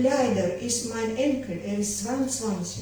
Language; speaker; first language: German; non-native, learner; Ukrainian